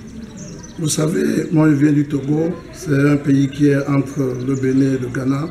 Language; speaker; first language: French; non-native, local second language; Ewe